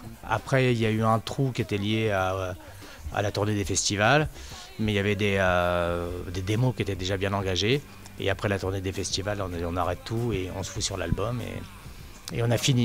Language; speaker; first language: French; native; French